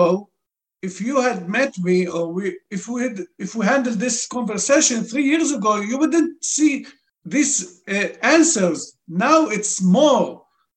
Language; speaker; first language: English; non-native, fluent; Arabic